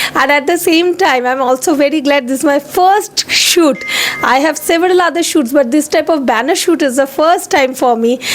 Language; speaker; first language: English; non-native, local second language; Bangla